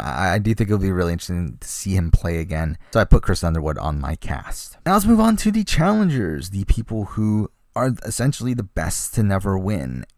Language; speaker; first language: English; native; English